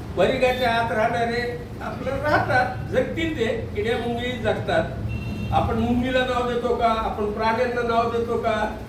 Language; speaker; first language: Marathi; non-native, local second language; Urdu